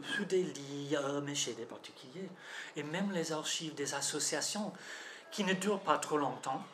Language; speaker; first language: French; non-native, fluent; English